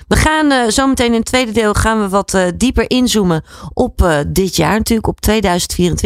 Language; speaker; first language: Dutch; native; Dutch